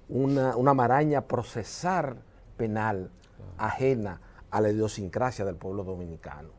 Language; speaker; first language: Spanish; native; Spanish